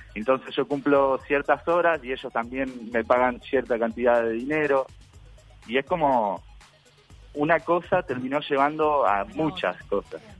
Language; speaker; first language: Spanish; native; Spanish